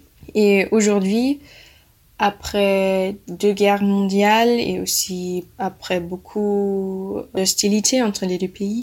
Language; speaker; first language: French; non-native, fluent; German